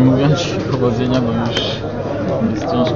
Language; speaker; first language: Polish; non-native, learner; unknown